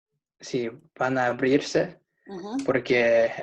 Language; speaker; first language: Spanish; non-native, learner; English